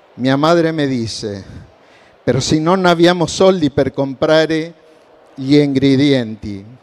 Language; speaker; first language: Italian; non-native, learner; Spanish